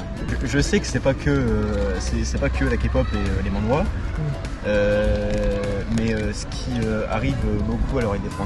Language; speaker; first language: French; native; French